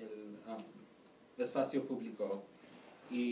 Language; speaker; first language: Spanish; non-native, learner; English